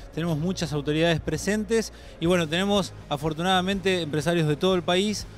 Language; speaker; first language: Spanish; native; Spanish